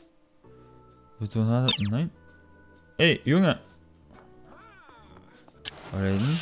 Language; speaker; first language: German; non-native, learner; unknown